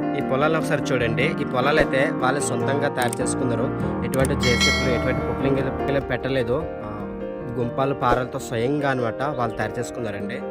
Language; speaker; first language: Telugu; non-native, local second language; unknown